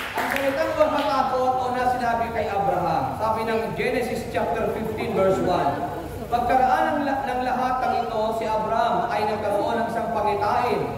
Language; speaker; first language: Filipino; native; Filipino